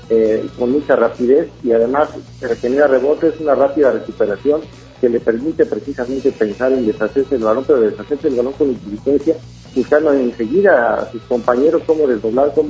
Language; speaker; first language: Spanish; native; Spanish